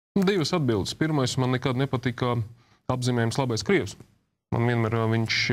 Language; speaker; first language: Latvian; non-native, local second language; Russian